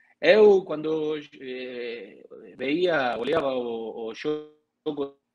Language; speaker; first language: Portuguese; non-native, learner; Spanish